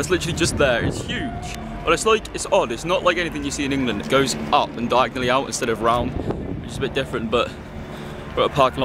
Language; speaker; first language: English; native; English